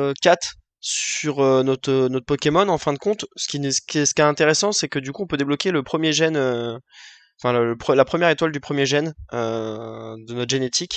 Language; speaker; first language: French; native; French